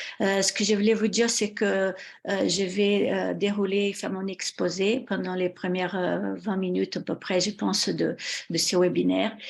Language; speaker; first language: French; non-native, fluent; Portuguese